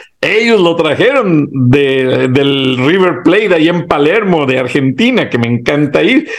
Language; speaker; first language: Spanish; native; Spanish